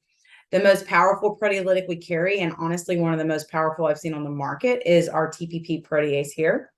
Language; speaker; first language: English; native; English